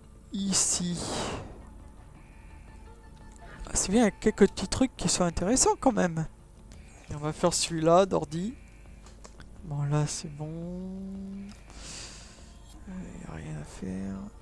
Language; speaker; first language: French; native; French